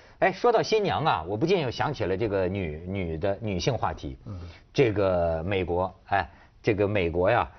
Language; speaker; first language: Chinese; native; Chinese